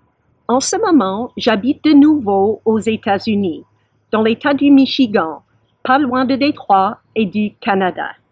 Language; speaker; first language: French; early bilingual, heritage; French